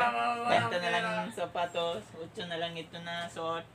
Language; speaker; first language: Filipino; non-native, learner; Malayalam